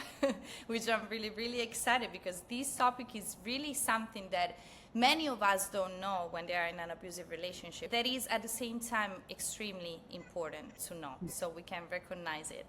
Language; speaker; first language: English; non-native, fluent; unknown